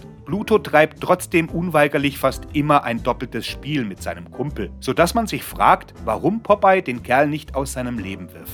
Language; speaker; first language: German; native; German